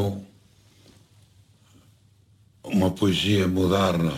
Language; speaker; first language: Portuguese; native; Portuguese